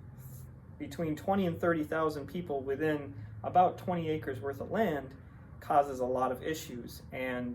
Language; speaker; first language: English; native; English